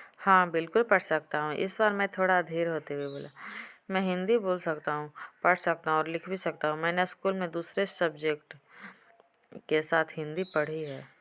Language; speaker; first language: Hindi; native; Hindi